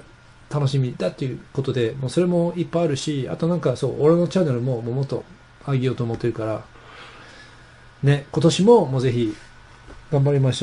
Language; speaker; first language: Japanese; non-native, fluent; English